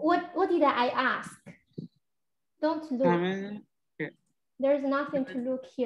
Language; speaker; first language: English; non-native, fluent; Chinese